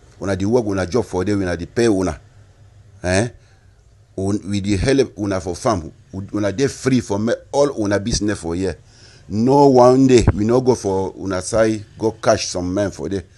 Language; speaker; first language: Nigerian Pidgin; native; Nigerian Pidgin